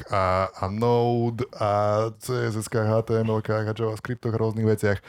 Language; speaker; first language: Slovak; native; Slovak